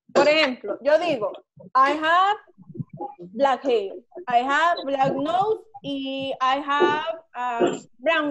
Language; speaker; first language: English; non-native, learner; Spanish